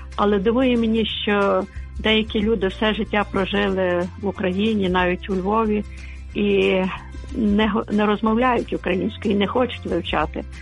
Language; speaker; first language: Ukrainian; native; Ukrainian